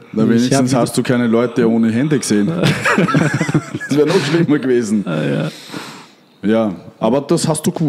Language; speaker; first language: German; native; German